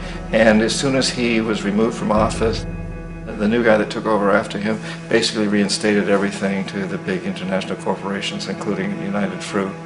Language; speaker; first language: English; native; English